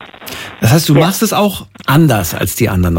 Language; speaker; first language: German; native; German